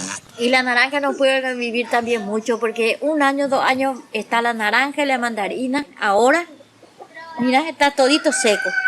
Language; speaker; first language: Spanish; non-native, local second language; Guarani